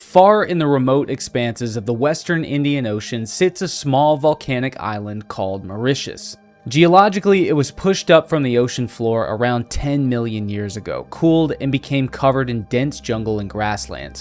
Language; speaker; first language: English; native; English